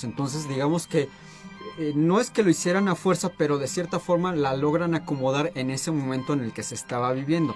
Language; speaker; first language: Spanish; native; Spanish